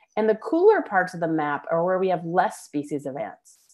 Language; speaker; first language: English; native; English